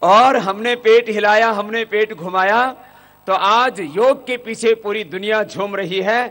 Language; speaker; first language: Hindi; native; Hindi